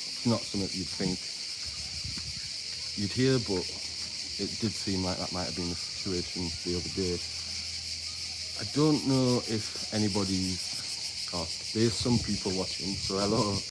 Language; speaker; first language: English; native; English